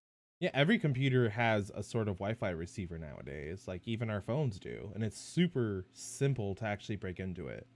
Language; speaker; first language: English; native; English